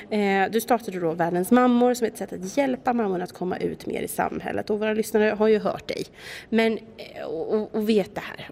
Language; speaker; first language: Swedish; native; Swedish